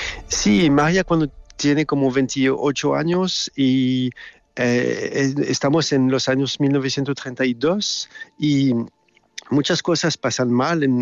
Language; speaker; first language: Spanish; non-native, fluent; French